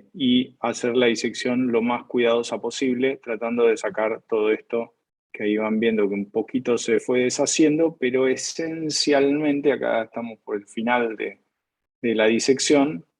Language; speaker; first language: Spanish; native; Spanish